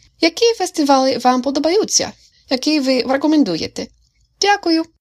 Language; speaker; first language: Ukrainian; non-native, learner; English